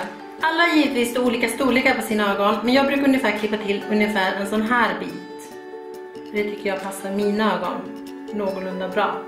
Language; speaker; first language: Swedish; native; Swedish